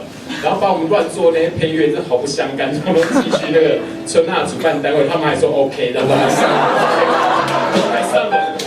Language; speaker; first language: Chinese; native; Chinese